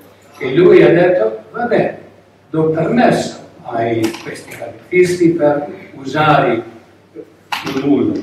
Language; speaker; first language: Italian; non-native, learner; English